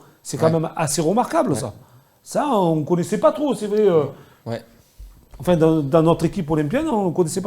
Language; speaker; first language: French; native; French